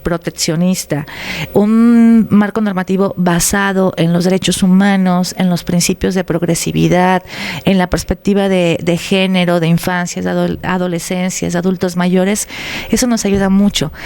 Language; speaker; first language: Spanish; native; Spanish